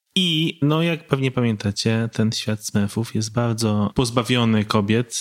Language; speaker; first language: Polish; native; Polish